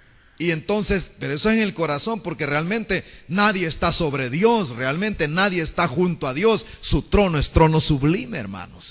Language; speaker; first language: Spanish; native; Spanish